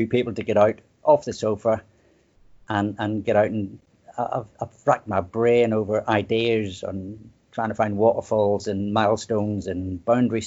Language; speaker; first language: English; native; English